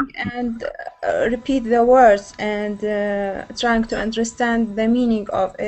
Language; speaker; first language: English; non-native, learner; Arabic